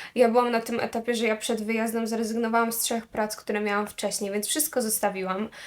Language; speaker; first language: Polish; native; Polish